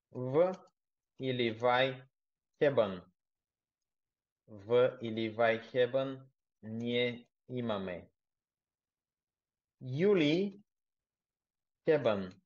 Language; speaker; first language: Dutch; non-native, fluent; Bulgarian